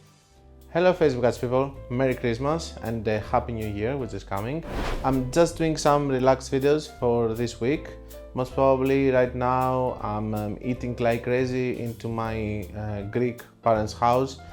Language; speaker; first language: English; non-native, fluent; Greek